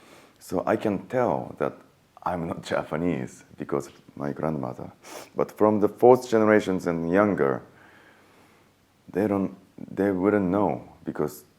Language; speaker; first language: English; non-native, fluent; Japanese